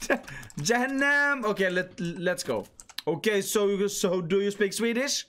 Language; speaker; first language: English; non-native, fluent; Swedish